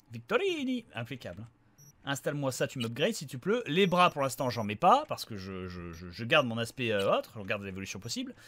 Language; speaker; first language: French; native; French